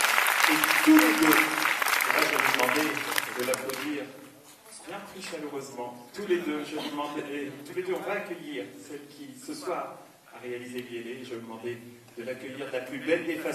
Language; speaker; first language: French; native; French